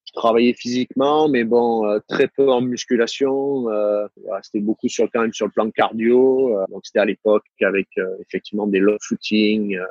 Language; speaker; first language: French; native; French